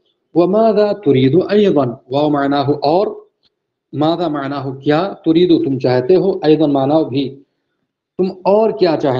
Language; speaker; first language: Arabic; non-native, fluent; Urdu